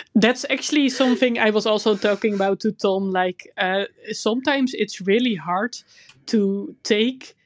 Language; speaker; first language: English; non-native, fluent; Dutch